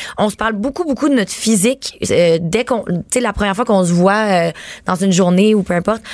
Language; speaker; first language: French; native; French